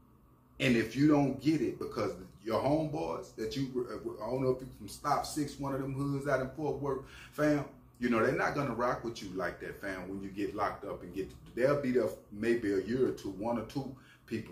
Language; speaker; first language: English; native; English